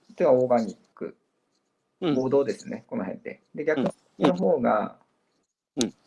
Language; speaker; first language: Japanese; native; Japanese